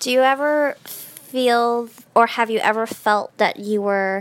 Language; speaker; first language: English; early bilingual, other home language; Chinese